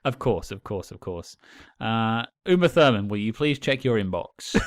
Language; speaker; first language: English; native; English